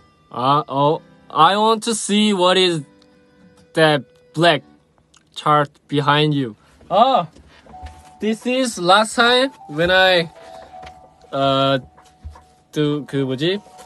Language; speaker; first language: English; non-native, learner; Korean